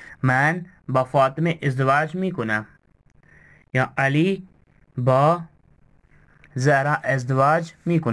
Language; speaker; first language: Persian; non-native, fluent; Urdu